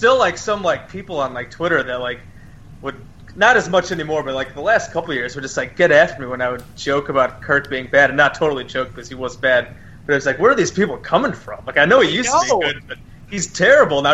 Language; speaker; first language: English; native; English